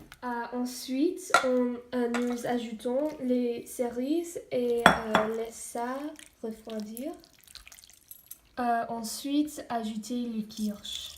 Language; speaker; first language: French; non-native, learner; English